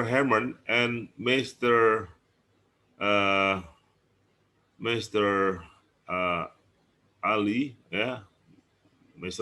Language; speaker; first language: English; non-native, learner; Indonesian